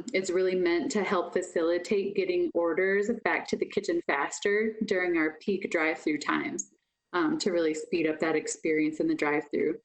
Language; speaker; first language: English; native; English